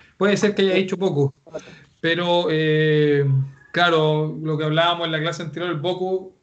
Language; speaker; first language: Spanish; native; Spanish